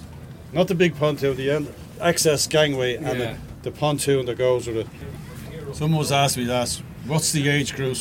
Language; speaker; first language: English; native; English